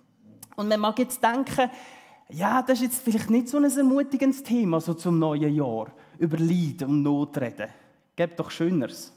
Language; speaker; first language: German; early bilingual, heritage; German